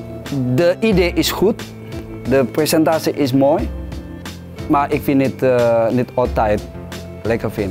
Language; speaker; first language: Dutch; non-native, learner; Indonesian